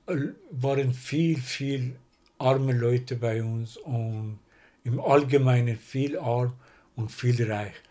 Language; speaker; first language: German; non-native, learner; Persian